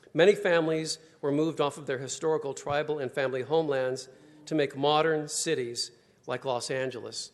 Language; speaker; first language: English; native; English